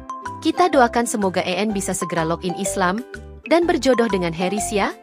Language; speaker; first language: Indonesian; native; Indonesian